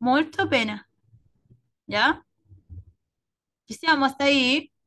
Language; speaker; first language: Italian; non-native, fluent; Spanish